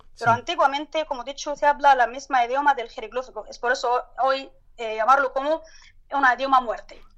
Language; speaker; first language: Spanish; non-native, learner; Arabic